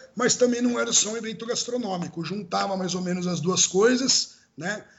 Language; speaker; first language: Portuguese; native; Portuguese